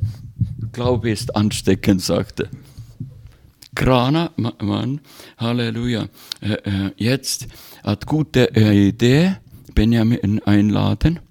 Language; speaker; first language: German; non-native, learner; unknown